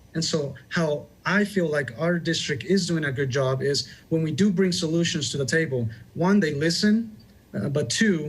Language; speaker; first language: English; early bilingual, other home language; Spanish